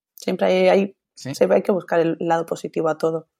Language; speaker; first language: Spanish; native; Spanish